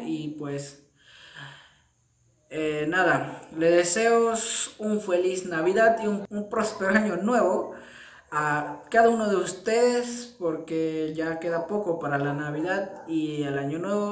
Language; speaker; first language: Spanish; non-native, local second language; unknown